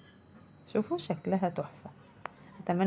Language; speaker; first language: Arabic; native; Arabic